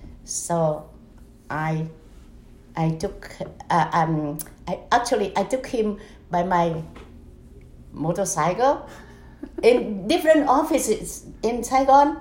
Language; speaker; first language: English; non-native, fluent; Vietnamese